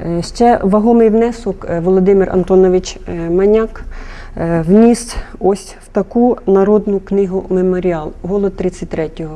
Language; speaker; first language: Ukrainian; native; Ukrainian